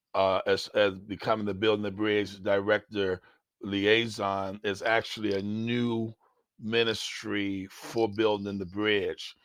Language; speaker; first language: English; native; English